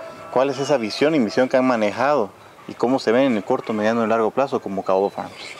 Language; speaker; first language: Spanish; native; Spanish